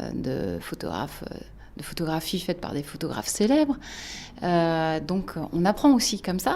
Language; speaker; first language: French; native; French